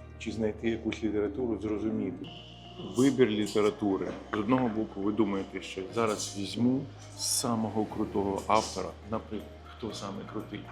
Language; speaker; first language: Ukrainian; non-native, local second language; Russian